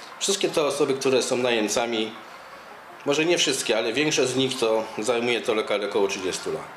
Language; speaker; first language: Polish; native; Polish